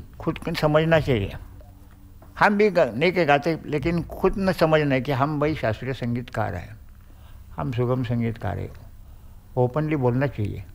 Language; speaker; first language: Hindi; non-native, local second language; Marathi